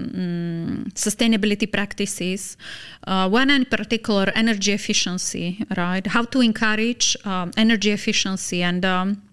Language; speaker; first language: English; non-native, fluent; Slovak